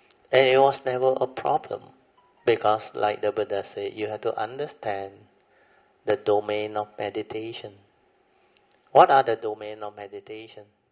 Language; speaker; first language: English; non-native, local second language; Min Nan Chinese